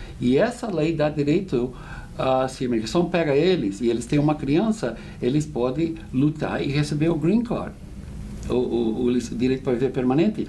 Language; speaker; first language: Portuguese; non-native, fluent; English